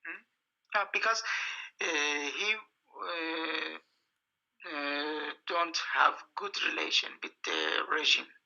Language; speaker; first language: English; non-native, fluent; Persian